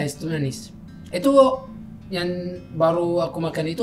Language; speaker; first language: Indonesian; non-native, learner; Arabic